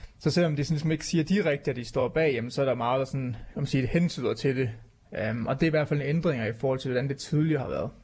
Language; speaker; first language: Danish; native; Danish